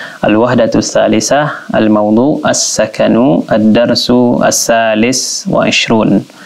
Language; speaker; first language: Arabic; non-native, fluent; Indonesian